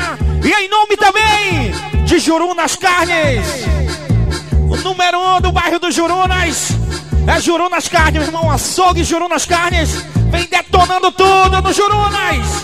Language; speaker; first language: Portuguese; native; Portuguese